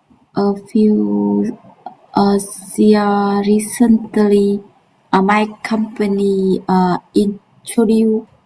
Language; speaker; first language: English; non-native, learner; Vietnamese